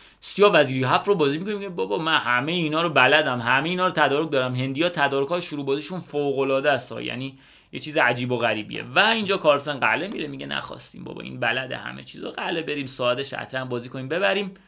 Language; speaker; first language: Persian; native; Persian